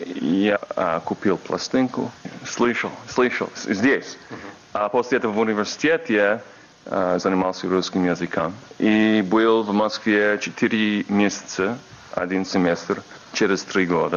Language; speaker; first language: Russian; non-native, learner; English